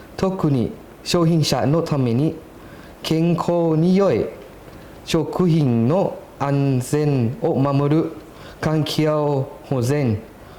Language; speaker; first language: Japanese; non-native, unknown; Thai